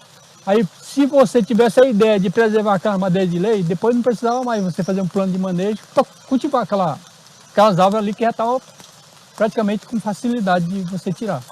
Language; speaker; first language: Portuguese; native; Portuguese